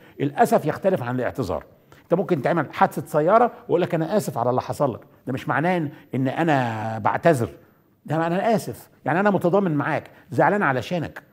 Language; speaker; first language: Arabic; native; Arabic